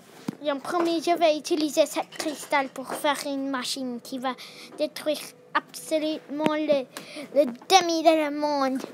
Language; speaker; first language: French; non-native, learner; English